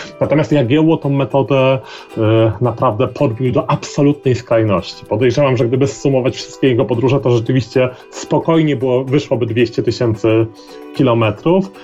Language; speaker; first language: Polish; native; Polish